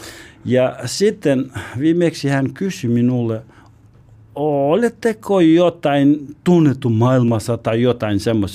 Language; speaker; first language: Finnish; non-native, learner; Albanian